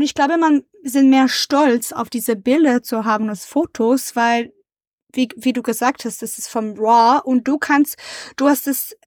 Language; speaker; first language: German; non-native, learner; French